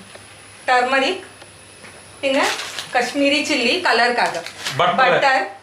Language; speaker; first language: Malayalam; non-native, learner; Tamil